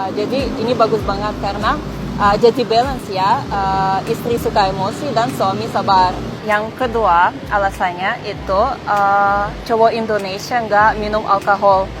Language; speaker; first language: Indonesian; non-native, fluent; Russian